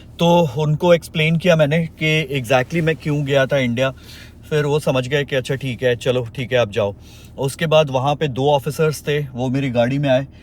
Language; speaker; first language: Hindi; native; Hindi